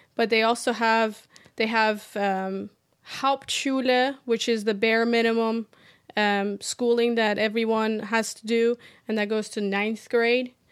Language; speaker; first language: English; early bilingual, other home language; Persian